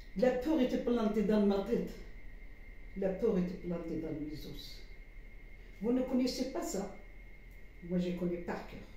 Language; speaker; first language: French; non-native, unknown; Arabic